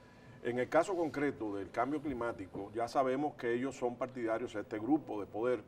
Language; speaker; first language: Spanish; native; Spanish